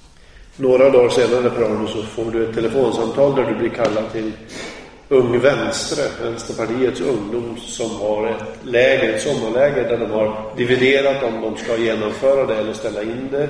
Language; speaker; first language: Swedish; native; Swedish